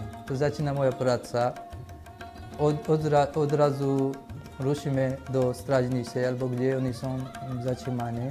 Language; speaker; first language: Polish; non-native, learner; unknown